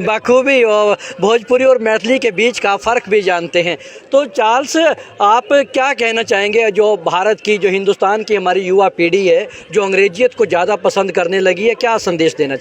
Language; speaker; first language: Hindi; native; Hindi